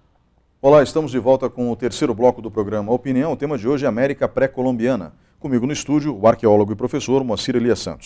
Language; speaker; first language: Portuguese; native; Portuguese